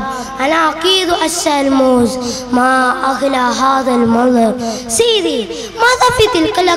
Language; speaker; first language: Arabic; non-native, learner; Malayalam